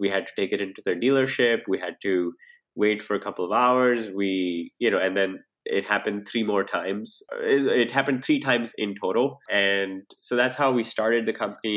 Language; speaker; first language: English; non-native, local second language; Hindi